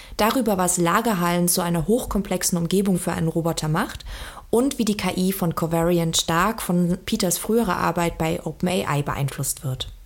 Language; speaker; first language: German; native; German